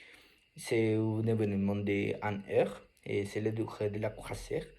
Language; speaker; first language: French; non-native, learner; Spanish